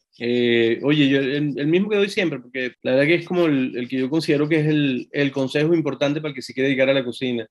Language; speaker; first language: Spanish; native; Spanish